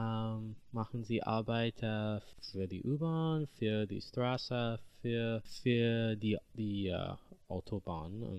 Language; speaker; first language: German; non-native, learner; English